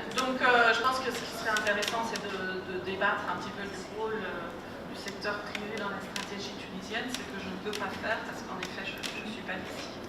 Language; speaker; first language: French; non-native, fluent; German